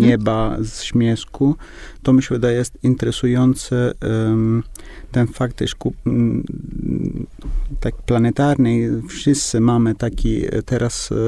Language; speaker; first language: Polish; non-native, learner; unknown